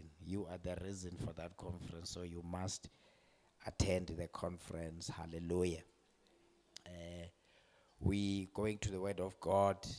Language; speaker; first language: English; non-native, local second language; Xhosa